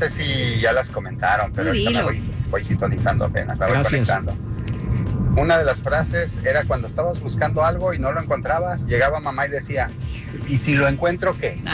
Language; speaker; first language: Spanish; native; Spanish